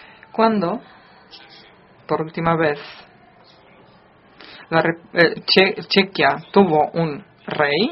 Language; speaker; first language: Spanish; non-native, fluent; Polish